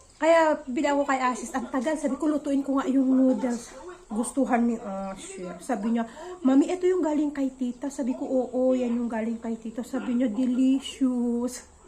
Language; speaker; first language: Filipino; native; Filipino